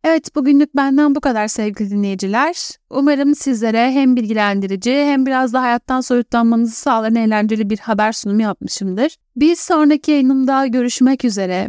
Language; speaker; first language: Turkish; native; Turkish